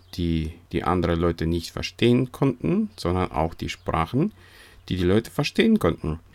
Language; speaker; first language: German; non-native, fluent; Russian